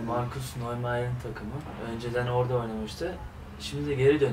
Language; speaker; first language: Turkish; early bilingual, heritage; Turkish